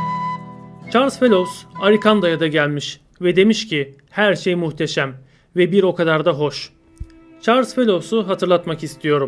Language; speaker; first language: Turkish; native; Turkish